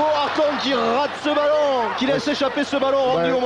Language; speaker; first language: French; native; French